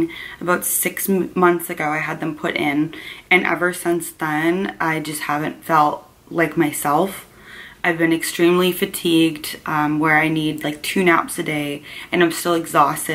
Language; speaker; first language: English; native; English